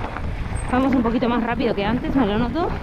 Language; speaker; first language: Spanish; native; Spanish